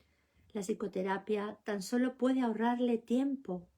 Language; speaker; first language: Spanish; native; Spanish